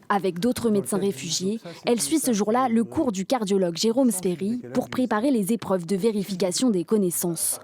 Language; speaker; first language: French; native; French